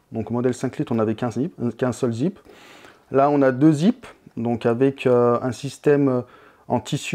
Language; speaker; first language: French; native; French